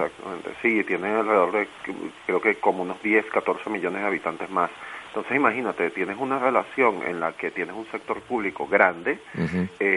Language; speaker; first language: Spanish; native; Spanish